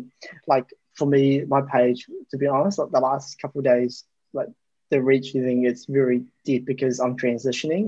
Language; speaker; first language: English; native; English